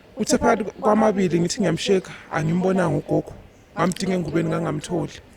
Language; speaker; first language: Zulu; non-native, local second language; Northern Sotho